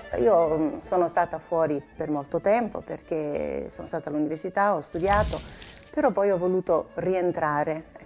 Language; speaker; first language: Italian; native; Italian